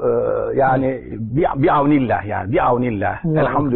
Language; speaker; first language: Arabic; non-native, learner; Turkish